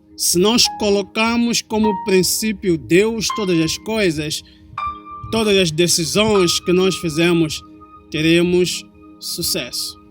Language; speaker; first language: Portuguese; non-native, local second language; Tsonga